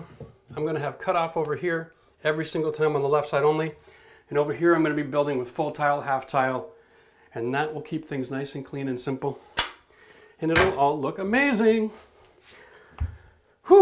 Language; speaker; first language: English; native; English